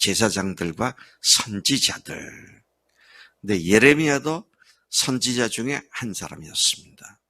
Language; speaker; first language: Korean; native; Korean